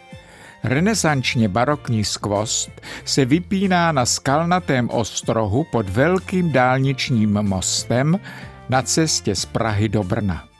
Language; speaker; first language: Czech; native; Czech